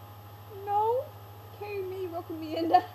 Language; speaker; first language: Spanish; non-native, learner; English